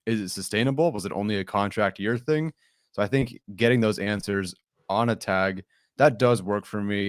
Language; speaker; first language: English; native; English